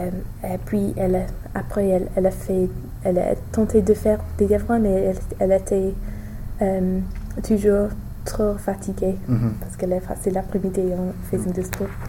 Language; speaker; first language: French; non-native, learner; English